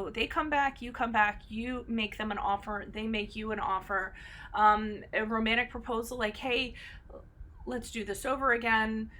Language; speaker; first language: English; native; English